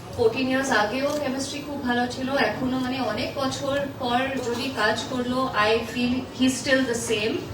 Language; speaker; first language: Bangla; non-native, learner; Hindi